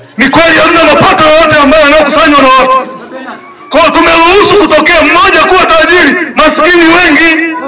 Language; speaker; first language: Swahili; native; Swahili